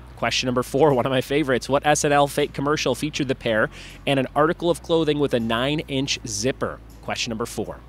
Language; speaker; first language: English; native; English